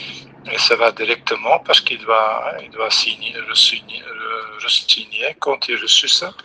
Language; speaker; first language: French; non-native, local second language; Dutch